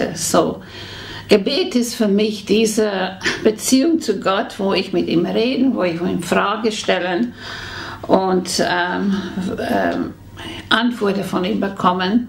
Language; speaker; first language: German; non-native, fluent; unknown